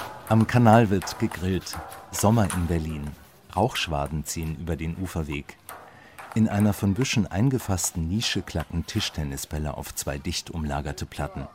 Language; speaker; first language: German; native; German